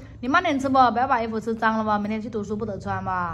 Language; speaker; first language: Chinese; native; Chinese